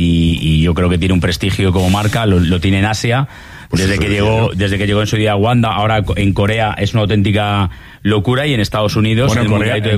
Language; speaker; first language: Spanish; native; Spanish